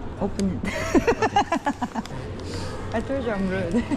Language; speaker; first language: English; non-native, learner; Korean